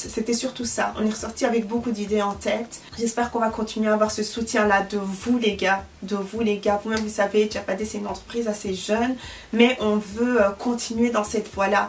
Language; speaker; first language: French; early bilingual, other home language; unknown